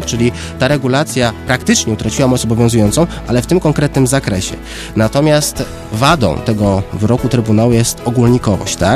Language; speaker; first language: Polish; native; Polish